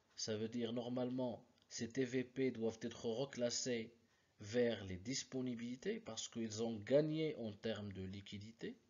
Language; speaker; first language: French; non-native, local second language; Arabic